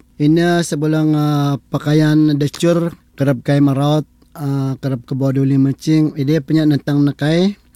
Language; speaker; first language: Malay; non-native, local second language; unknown